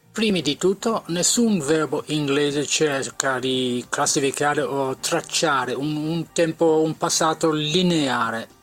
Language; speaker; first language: Italian; non-native, fluent; English